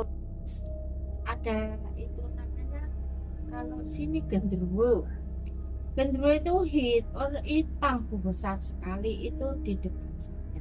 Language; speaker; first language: Indonesian; non-native, local second language; Javanese